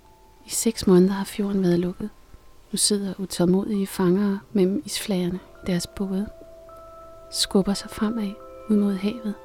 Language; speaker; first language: Danish; native; Danish